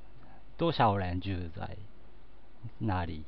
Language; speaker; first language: Chinese; non-native, learner; Japanese